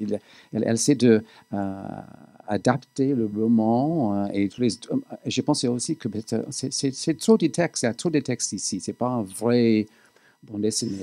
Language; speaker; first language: French; non-native, fluent; English